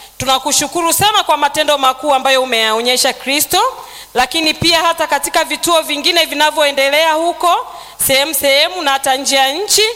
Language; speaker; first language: Swahili; native; Swahili